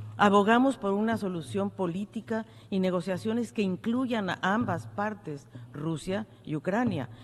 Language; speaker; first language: Spanish; native; Spanish